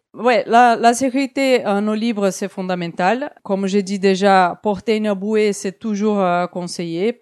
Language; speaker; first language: French; non-native, fluent; Portuguese